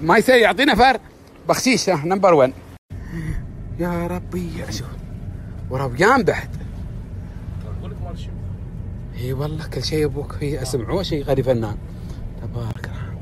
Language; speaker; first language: Arabic; native; Arabic